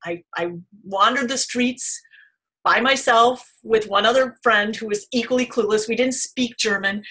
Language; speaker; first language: English; native; English